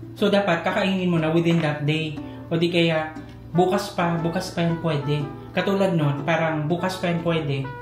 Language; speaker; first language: Filipino; non-native, local second language; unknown